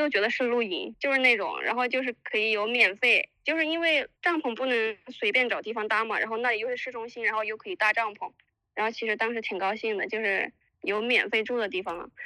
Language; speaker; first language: Chinese; native; Chinese